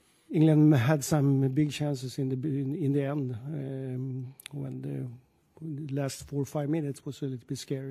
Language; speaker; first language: English; non-native, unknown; Swedish